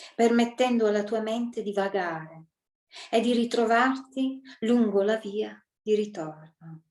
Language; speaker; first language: Italian; early bilingual, other home language; English